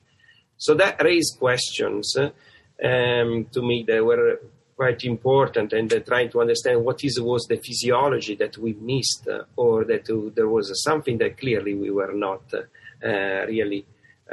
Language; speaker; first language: English; non-native, fluent; Italian